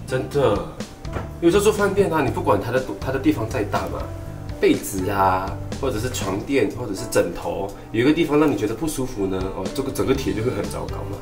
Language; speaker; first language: Chinese; native; Chinese